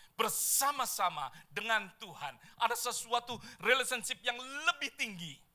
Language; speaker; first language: Indonesian; native; Indonesian